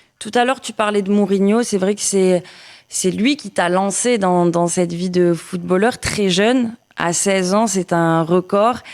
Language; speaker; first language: French; native; French